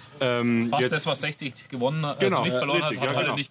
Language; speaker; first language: German; native; German